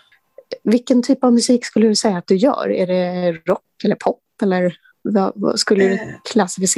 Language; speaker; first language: Swedish; native; Swedish